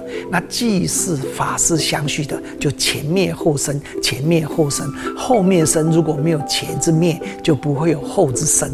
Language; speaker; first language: Chinese; native; Chinese